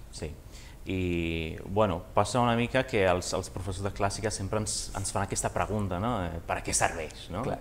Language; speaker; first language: Catalan; early bilingual, other home language; Romanian